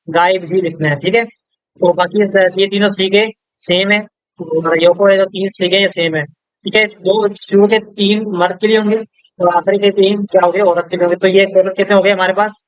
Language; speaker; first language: Urdu; native; Urdu